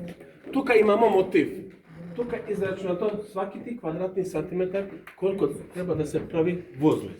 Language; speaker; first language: Bulgarian; non-native, learner; Serbian